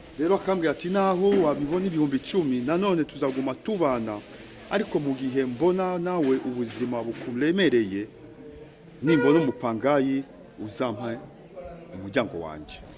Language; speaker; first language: Kinyarwanda; early bilingual, heritage; Kinyarwanda